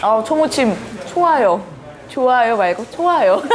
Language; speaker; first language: Korean; native; Korean